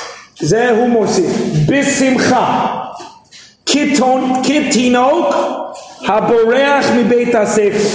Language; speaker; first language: Hebrew; non-native, fluent; English